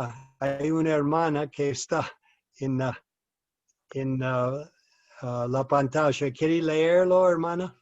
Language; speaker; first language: Spanish; non-native, fluent; English